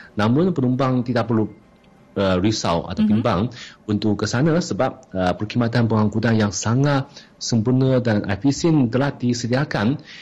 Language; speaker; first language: Malay; non-native, fluent; Chinese